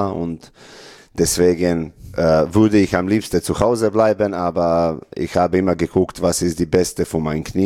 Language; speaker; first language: German; non-native, learner; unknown